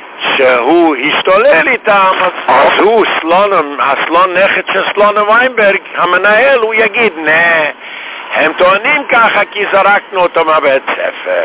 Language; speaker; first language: Hebrew; non-native, fluent; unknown